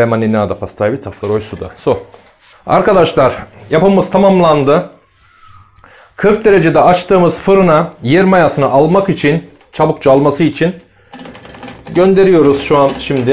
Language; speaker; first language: Turkish; native; Turkish